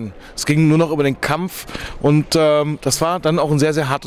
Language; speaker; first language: German; native; German